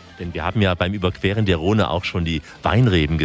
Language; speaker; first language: German; native; German